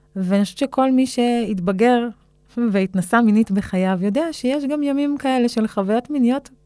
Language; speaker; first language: Hebrew; native; Hebrew